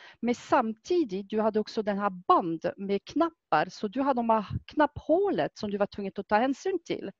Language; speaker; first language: Swedish; non-native, fluent; French